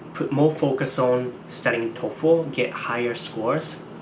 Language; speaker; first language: English; non-native, fluent; Japanese